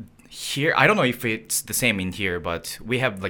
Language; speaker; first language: English; non-native, fluent; Japanese